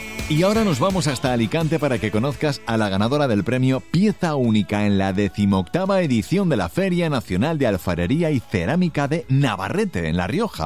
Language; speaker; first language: Spanish; native; Spanish